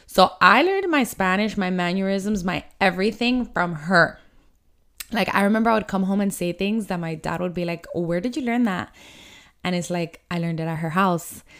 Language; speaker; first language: English; early bilingual, other home language; Spanish